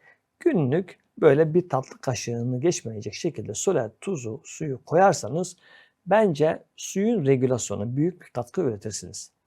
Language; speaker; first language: Turkish; native; Turkish